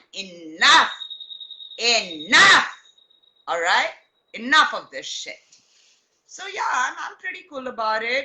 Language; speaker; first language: English; non-native, local second language; Hindi